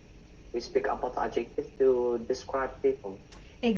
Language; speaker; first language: English; non-native, learner; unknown